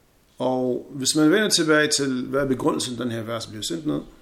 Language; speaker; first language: Danish; non-native, fluent; Arabic